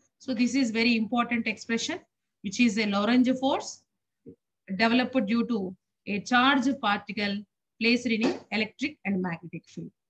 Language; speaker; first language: English; non-native, local second language; Telugu